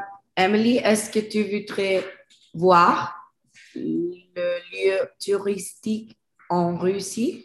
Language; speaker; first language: French; non-native, learner; Spanish